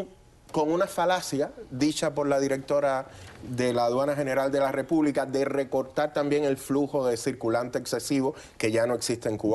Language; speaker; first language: Spanish; native; Spanish